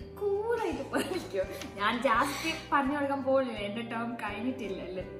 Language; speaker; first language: Malayalam; non-native, fluent; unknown